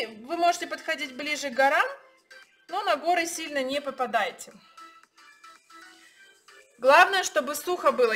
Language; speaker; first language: Russian; native; Russian